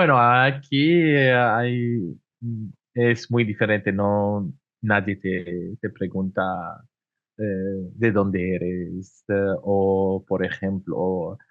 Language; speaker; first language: Spanish; non-native, fluent; Arabic